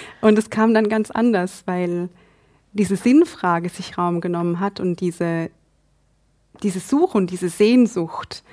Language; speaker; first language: German; native; German